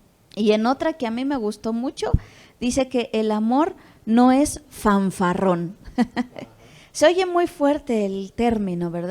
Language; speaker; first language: Spanish; native; Spanish